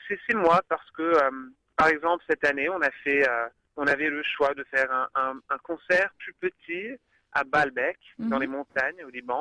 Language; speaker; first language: French; early bilingual, other home language; English